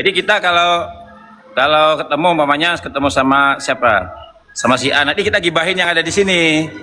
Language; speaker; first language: Indonesian; native; Indonesian